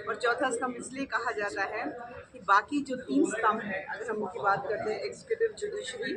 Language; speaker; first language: Hindi; native; Hindi